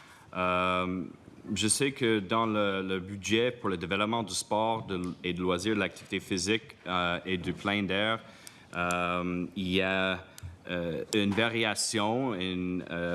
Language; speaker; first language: French; non-native, local second language; English